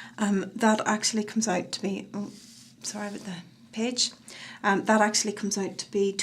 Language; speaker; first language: English; native; English